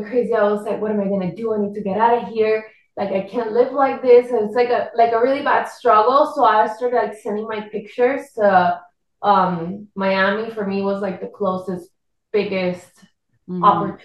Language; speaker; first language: English; non-native, fluent; Spanish